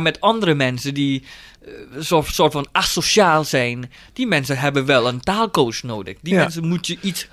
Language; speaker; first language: Dutch; non-native, fluent; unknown